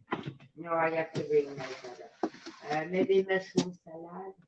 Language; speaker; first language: English; non-native, learner; French